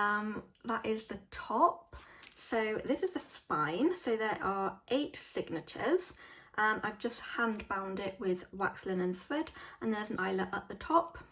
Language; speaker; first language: English; native; English